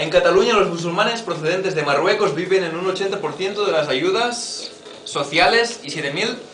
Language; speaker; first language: Spanish; non-native, local second language; Catalan